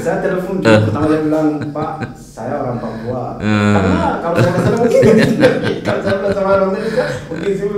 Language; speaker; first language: Indonesian; non-native, fluent; Arabic